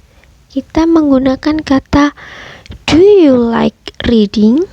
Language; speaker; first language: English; non-native, fluent; Indonesian